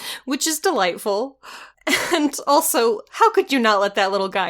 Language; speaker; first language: English; native; English